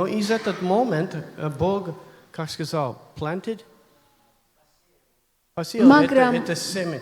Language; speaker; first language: Russian; non-native, learner; English